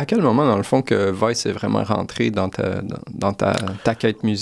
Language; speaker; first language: French; native; French